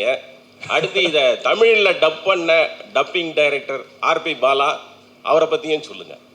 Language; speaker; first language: Tamil; native; Tamil